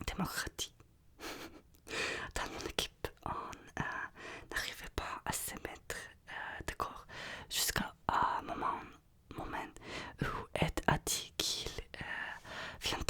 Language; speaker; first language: French; non-native, learner; Russian